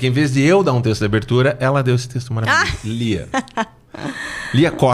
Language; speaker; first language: Portuguese; native; Portuguese